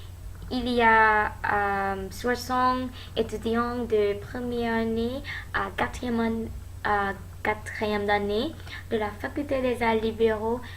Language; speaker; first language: French; non-native, learner; Thai